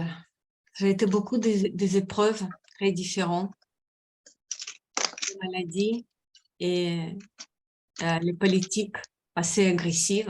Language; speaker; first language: French; non-native, fluent; Russian